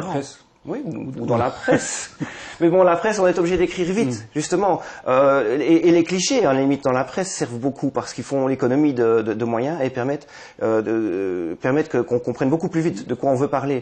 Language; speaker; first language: French; native; French